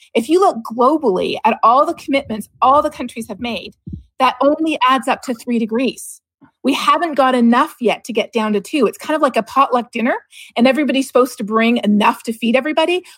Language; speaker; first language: English; native; English